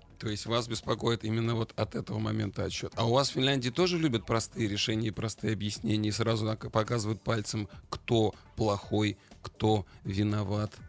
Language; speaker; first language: Russian; native; Russian